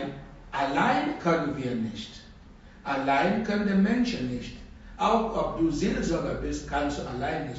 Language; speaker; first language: German; non-native, learner; Russian